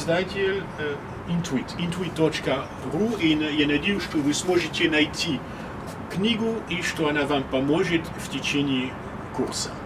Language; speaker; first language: Russian; non-native, fluent; French